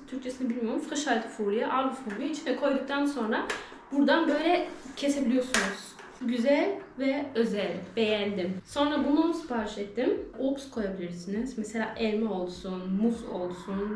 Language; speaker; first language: Turkish; early bilingual, heritage; Turkish